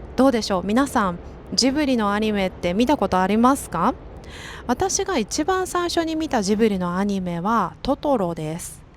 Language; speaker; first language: Japanese; native; Japanese